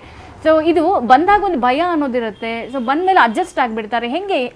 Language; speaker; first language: Kannada; native; Kannada